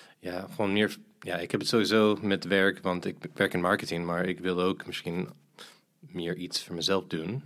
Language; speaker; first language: Dutch; non-native, fluent; English